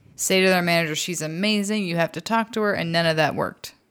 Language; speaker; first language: English; native; English